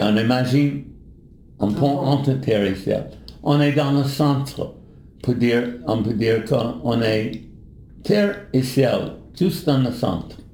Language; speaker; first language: French; non-native, learner; English